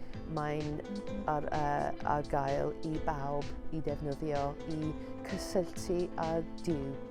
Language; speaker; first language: Welsh; non-native, fluent; English